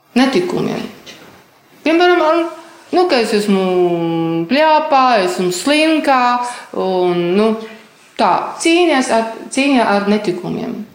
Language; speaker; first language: Latvian; non-native, fluent; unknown